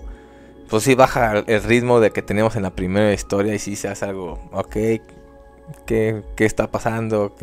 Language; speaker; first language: Spanish; native; Spanish